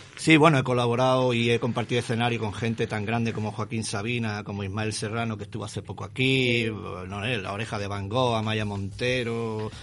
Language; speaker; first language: Spanish; native; Spanish